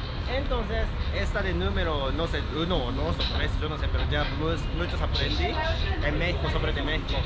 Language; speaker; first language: Spanish; non-native, learner; Japanese